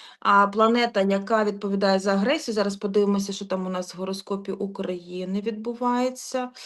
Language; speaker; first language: Ukrainian; native; Ukrainian